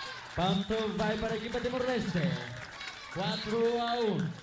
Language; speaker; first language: Portuguese; non-native, local second language; Tetum